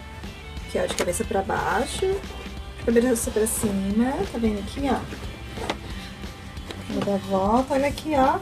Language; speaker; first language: Portuguese; native; Portuguese